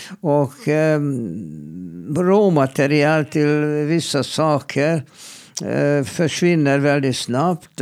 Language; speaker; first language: Swedish; non-native, fluent; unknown